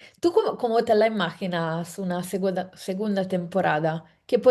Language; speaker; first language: Spanish; non-native, fluent; Italian